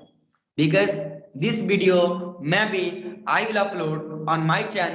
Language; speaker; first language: English; non-native, learner; Bhojpuri